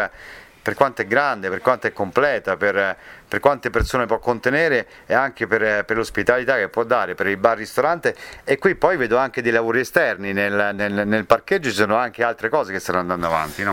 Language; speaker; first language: Italian; native; Italian